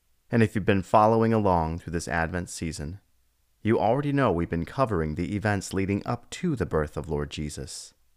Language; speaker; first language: English; native; English